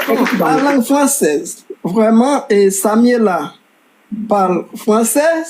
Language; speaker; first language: French; non-native, local second language; Haitian Creole